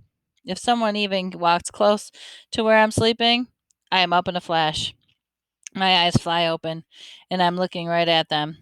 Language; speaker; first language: English; native; English